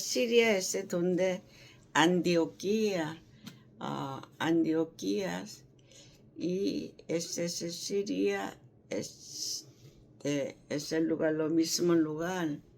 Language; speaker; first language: Spanish; non-native, learner; Korean